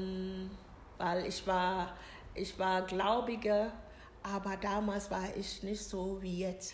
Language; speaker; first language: German; non-native, learner; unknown